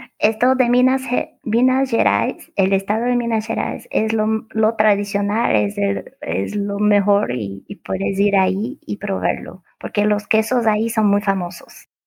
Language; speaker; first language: Spanish; non-native, fluent; Portuguese